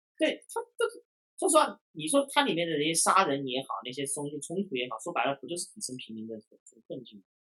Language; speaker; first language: Chinese; non-native, local second language; Cantonese